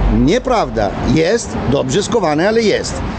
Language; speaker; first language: Polish; non-native, learner; Italian